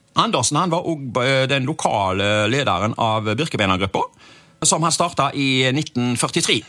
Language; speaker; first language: Norwegian; native; Norwegian